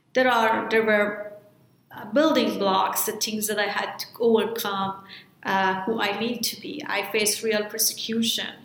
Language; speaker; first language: English; non-native, fluent; Persian